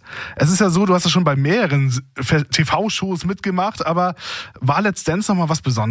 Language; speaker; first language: German; native; German